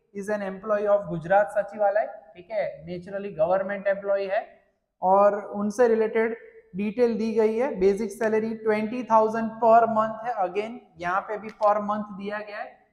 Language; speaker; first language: Hindi; non-native, local second language; Gujarati